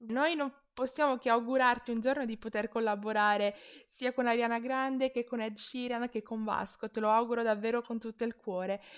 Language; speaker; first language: Italian; native; Italian